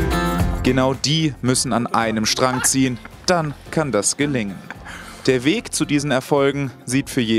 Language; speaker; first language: German; native; German